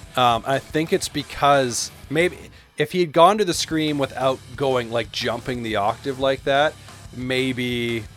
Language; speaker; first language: English; native; English